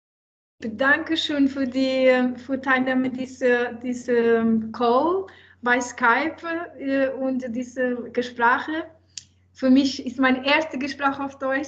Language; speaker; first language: German; non-native, learner; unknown